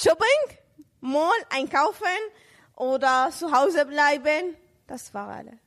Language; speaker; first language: German; non-native, learner; Arabic